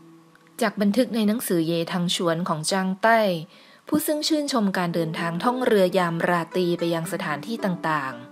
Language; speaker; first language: Thai; native; Thai